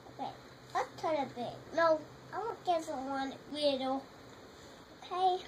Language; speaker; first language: English; native; English